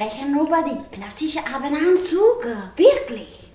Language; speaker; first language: German; non-native, learner; Italian